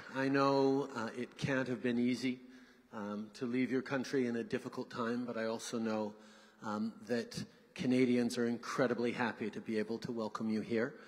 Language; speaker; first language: English; early bilingual, other home language; French